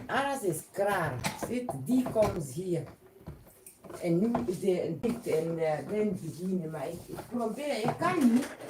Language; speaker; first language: Dutch; non-native, learner; Kikuyu